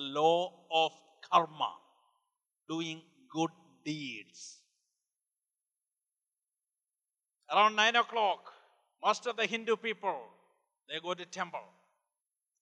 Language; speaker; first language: English; non-native, local second language; Malayalam